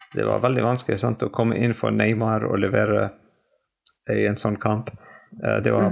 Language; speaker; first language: Norwegian; non-native, fluent; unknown